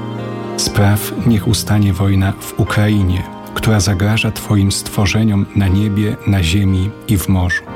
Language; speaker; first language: Polish; native; Polish